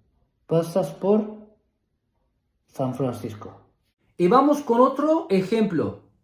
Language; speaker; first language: Spanish; non-native, fluent; Arabic